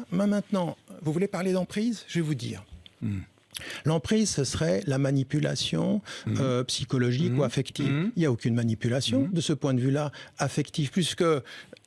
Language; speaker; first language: French; early bilingual, other home language; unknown